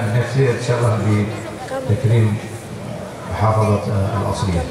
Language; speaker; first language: Arabic; non-native, fluent; Indonesian